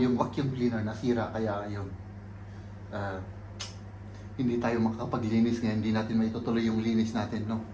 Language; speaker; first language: Filipino; native; Filipino